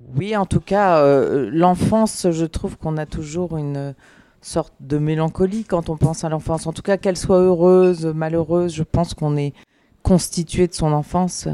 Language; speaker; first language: French; native; French